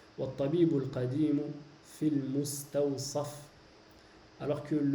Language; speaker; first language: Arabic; non-native, fluent; French